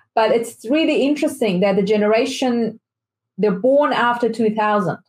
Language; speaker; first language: English; non-native, fluent; Persian